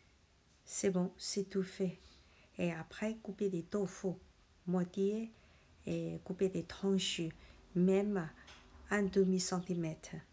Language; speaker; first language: French; non-native, learner; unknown